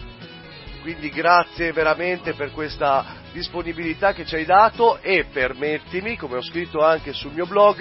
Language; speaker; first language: Italian; native; Italian